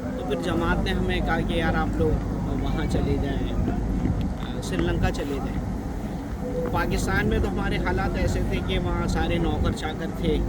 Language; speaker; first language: Urdu; native; Urdu